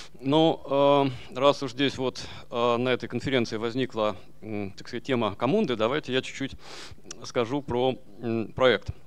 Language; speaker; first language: Russian; native; Russian